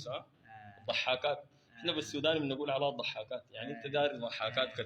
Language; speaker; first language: Arabic; native; Arabic